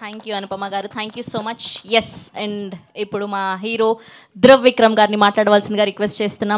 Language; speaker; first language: Telugu; native; Telugu